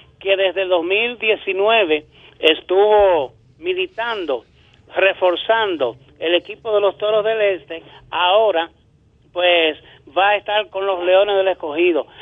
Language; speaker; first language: Spanish; native; Spanish